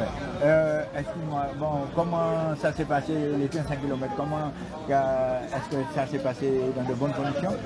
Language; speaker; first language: French; native; French